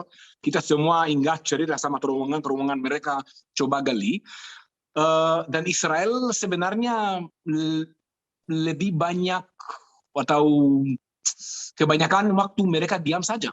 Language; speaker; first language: Indonesian; non-native, fluent; Hebrew